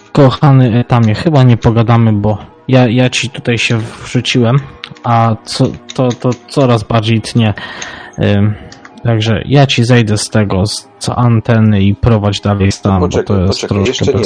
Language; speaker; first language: Polish; native; Polish